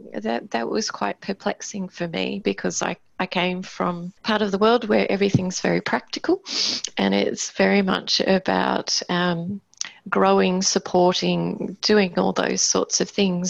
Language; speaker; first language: English; native; English